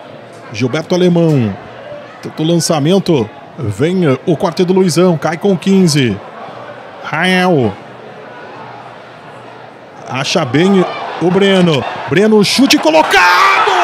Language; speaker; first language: Portuguese; native; Portuguese